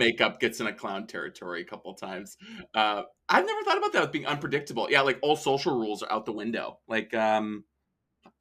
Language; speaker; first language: English; native; English